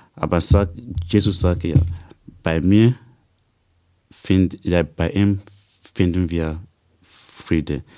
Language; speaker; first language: German; non-native, learner; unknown